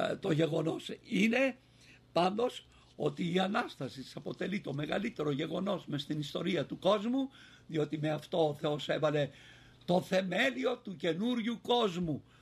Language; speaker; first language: Greek; native; Greek